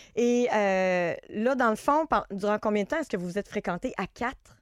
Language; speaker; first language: French; native; French